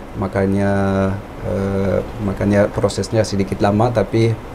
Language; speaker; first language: Indonesian; non-native, fluent; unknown